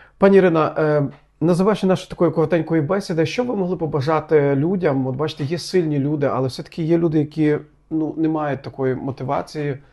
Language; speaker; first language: Ukrainian; native; Ukrainian